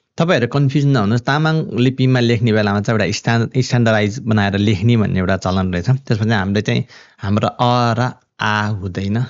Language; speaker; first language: Nepali; non-native, local second language; Eastern Tamang